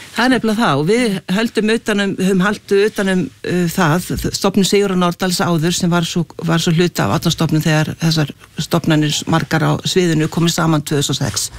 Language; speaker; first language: Icelandic; native; Icelandic